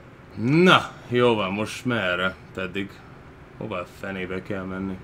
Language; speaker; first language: Hungarian; early bilingual, heritage; Hungarian